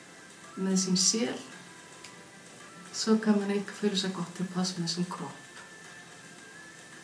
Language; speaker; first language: Danish; non-native, fluent; Icelandic